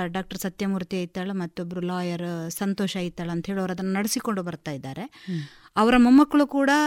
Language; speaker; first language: Kannada; native; Kannada